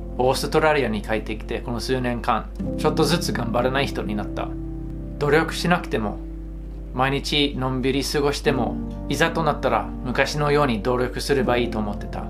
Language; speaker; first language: Japanese; non-native, fluent; English